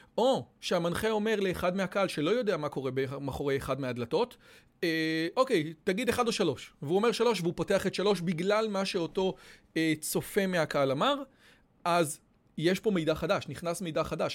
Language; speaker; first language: Hebrew; native; Hebrew